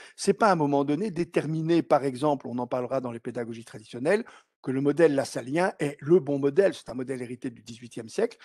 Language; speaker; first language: French; native; French